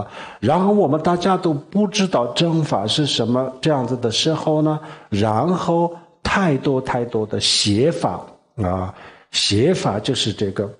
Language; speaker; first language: Chinese; non-native, local second language; Tibetan